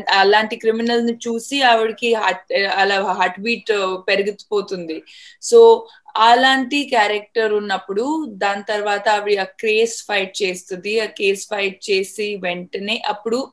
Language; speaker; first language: Telugu; non-native, fluent; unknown